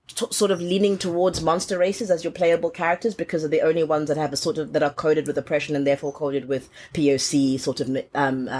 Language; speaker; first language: English; non-native, local second language; Xhosa